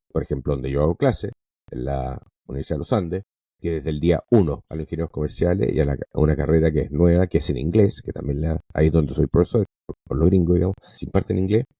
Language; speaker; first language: Spanish; non-native, local second language; English